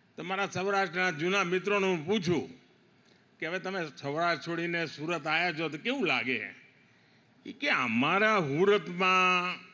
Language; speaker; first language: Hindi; non-native, local second language; Gujarati